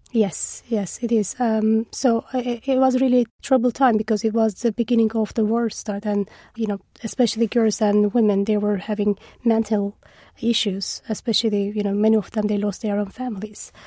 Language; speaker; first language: English; non-native, fluent; Turkish